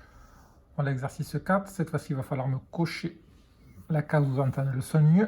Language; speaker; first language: French; native; French